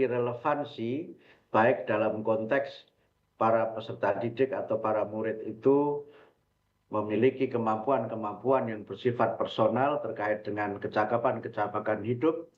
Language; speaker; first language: Indonesian; native; Indonesian